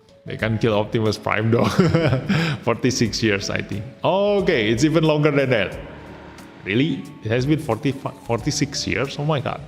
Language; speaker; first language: English; non-native, fluent; Indonesian